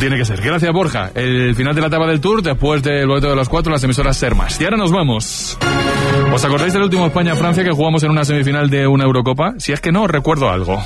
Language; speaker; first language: Spanish; native; Spanish